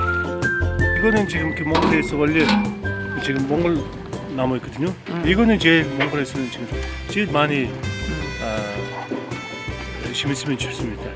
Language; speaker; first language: Korean; non-native, learner; Mongolian